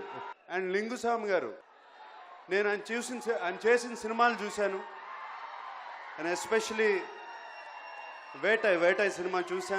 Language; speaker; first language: Telugu; native; Telugu